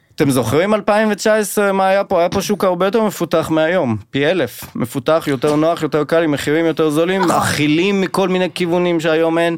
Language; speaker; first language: Hebrew; native; Hebrew